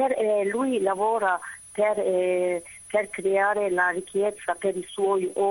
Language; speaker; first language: Italian; non-native, fluent; Turkish